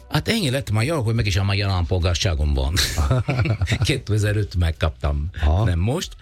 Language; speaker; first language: Hungarian; non-native, fluent; Italian